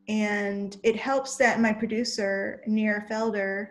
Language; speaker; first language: English; native; English